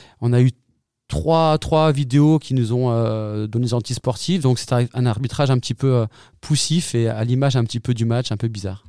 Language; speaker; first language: French; native; French